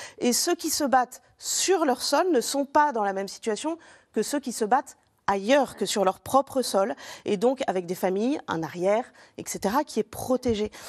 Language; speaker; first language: French; native; French